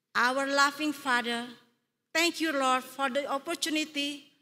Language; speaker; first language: English; non-native, fluent; Indonesian